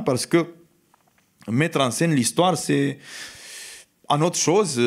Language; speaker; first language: French; non-native, fluent; Romanian